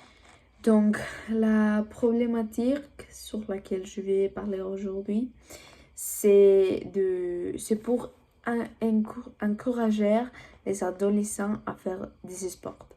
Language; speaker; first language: French; non-native, learner; Spanish